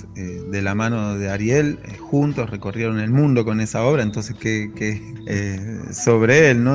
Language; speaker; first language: Spanish; native; Spanish